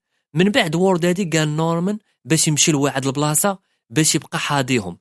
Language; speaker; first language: Arabic; native; Arabic